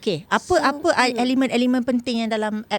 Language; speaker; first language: Malay; native; Malay